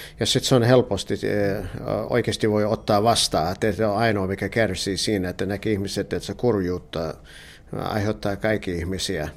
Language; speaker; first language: Finnish; early bilingual, heritage; English